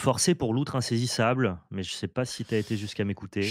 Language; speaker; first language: French; native; French